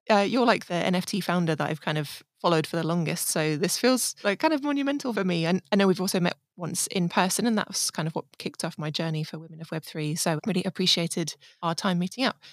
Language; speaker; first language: English; native; English